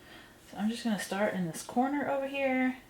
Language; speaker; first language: English; native; English